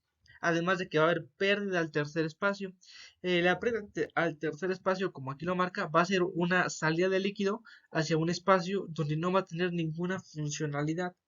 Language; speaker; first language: Spanish; native; Spanish